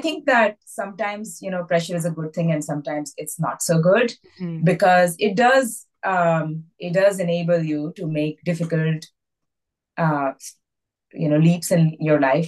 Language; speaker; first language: English; non-native, local second language; Hindi